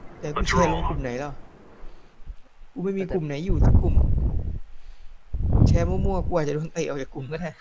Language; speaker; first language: Thai; native; Thai